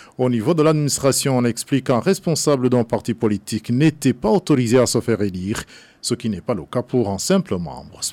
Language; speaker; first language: French; non-native, local second language; Rundi